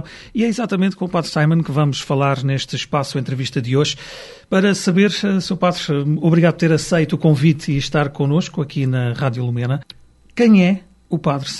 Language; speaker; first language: Portuguese; native; Portuguese